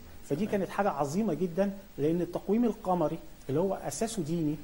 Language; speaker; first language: Arabic; native; Arabic